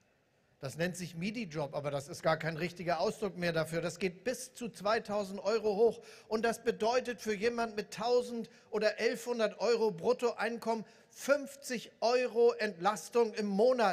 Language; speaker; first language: German; native; German